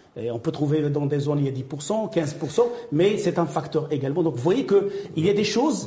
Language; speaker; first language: French; non-native, local second language; Arabic